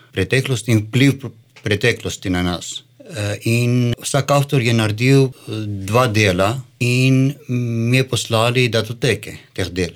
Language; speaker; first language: Slovenian; non-native, fluent; Armenian